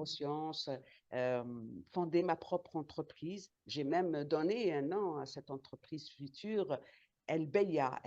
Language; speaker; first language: French; non-native, local second language; Arabic